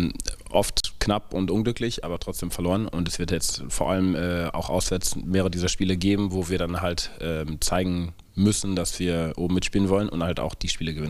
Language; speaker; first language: German; native; German